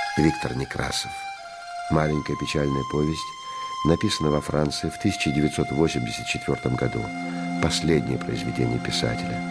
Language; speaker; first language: Russian; native; Russian